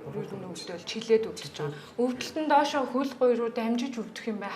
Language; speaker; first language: Mongolian; native; Mongolian